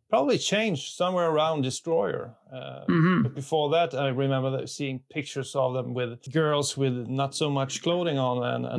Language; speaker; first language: English; non-native, fluent; Swedish